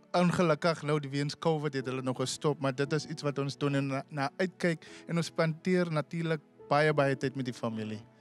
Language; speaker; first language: Afrikaans; native; Afrikaans